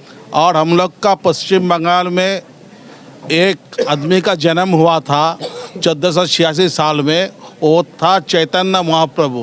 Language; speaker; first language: Hindi; non-native, local second language; Bangla